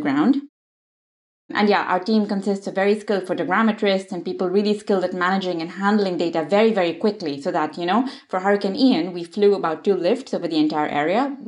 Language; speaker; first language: English; non-native, local second language; Odia